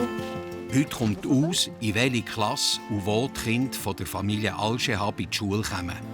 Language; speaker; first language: German; native; German